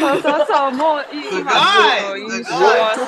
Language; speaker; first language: Japanese; non-native, fluent; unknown